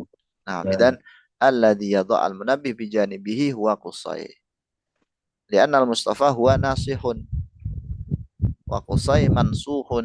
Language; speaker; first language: Arabic; non-native, fluent; Indonesian